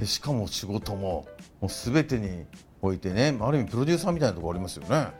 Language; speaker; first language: Japanese; native; Japanese